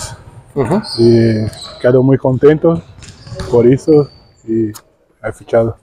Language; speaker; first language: Spanish; non-native, learner; Portuguese